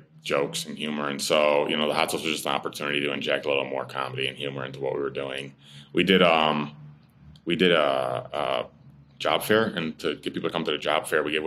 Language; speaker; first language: English; native; English